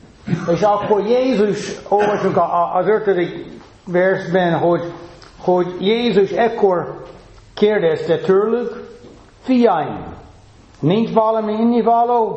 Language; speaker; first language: Hungarian; non-native, fluent; English